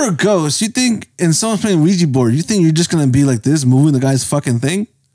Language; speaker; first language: English; native; English